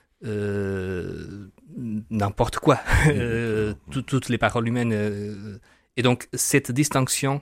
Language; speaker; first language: French; non-native, fluent; Portuguese